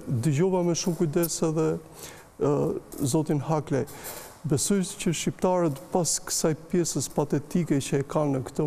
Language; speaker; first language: Albanian; native; Albanian